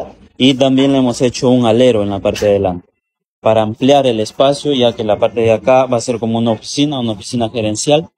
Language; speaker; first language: Spanish; native; Spanish